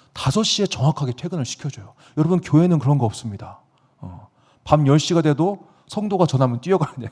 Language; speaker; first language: Korean; native; Korean